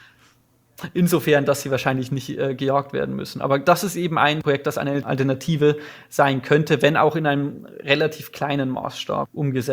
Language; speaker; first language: German; native; German